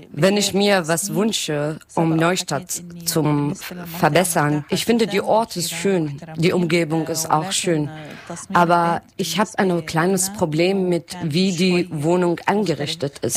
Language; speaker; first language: German; non-native, learner; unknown